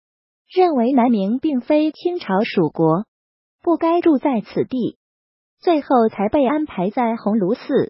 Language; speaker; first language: Chinese; native; Chinese